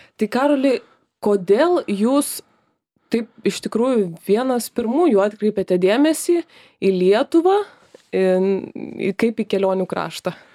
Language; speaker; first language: Lithuanian; native; Lithuanian